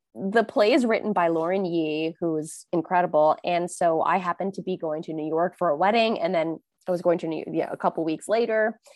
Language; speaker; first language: English; early bilingual, other home language; Thai